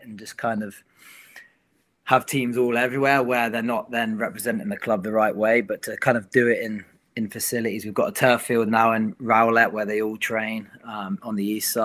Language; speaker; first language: English; native; English